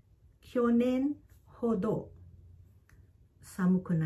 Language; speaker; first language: Japanese; non-native, fluent; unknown